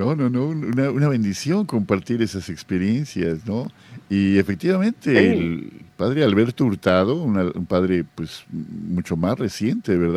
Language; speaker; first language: Spanish; native; Spanish